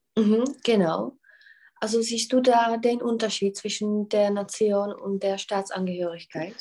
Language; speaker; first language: German; non-native, fluent; Czech